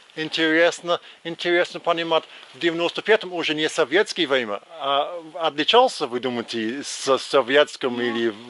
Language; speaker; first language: Russian; non-native, fluent; English